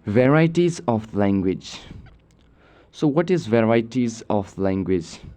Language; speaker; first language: English; non-native, local second language; Nepali